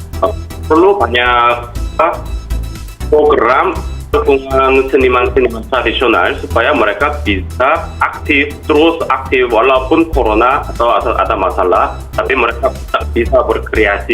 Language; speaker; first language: Indonesian; non-native, fluent; Korean